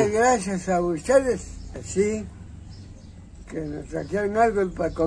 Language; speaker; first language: Spanish; non-native, local second language; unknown